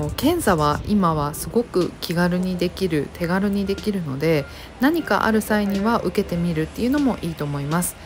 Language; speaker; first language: Japanese; native; Japanese